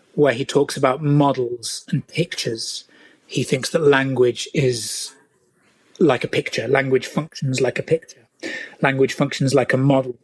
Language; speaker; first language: English; native; English